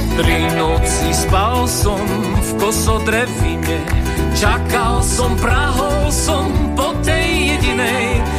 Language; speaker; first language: Slovak; native; Slovak